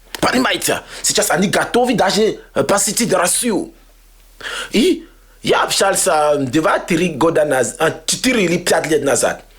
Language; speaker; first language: Russian; non-native, fluent; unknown